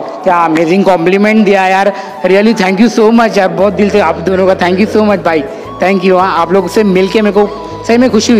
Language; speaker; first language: Hindi; native; Hindi